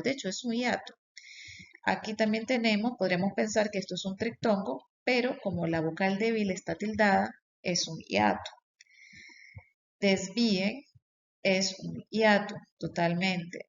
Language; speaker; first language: Spanish; native; Spanish